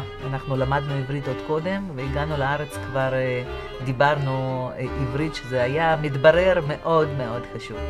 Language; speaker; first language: Hebrew; non-native, fluent; Russian